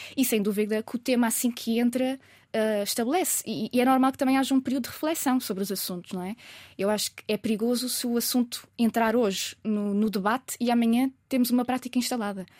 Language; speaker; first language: Portuguese; native; Portuguese